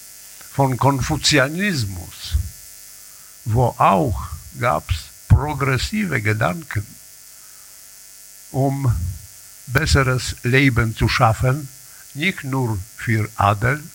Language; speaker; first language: German; non-native, learner; Polish